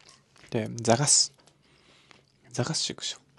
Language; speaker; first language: Mongolian; non-native, learner; Japanese